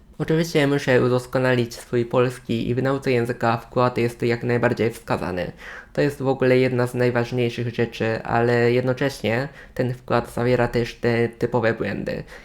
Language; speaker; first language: Polish; non-native, fluent; Japanese